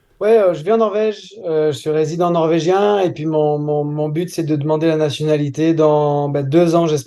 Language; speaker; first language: French; native; French